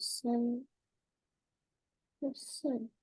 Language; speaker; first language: Chinese; early bilingual, heritage; Chinese